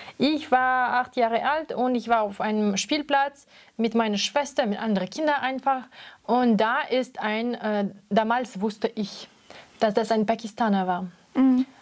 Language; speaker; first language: German; non-native, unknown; Russian